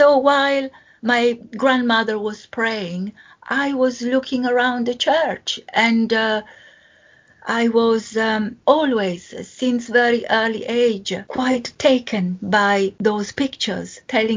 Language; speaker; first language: English; non-native, fluent; Italian